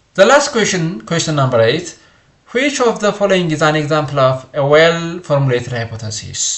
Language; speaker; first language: English; non-native, local second language; Amharic